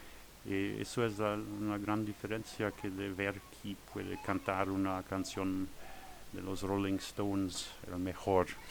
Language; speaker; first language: Spanish; non-native, learner; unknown